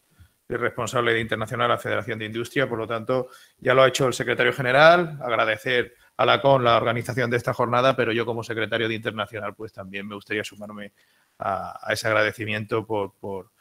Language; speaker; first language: Spanish; native; Spanish